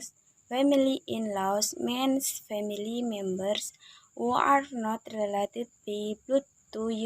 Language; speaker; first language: English; non-native, learner; Indonesian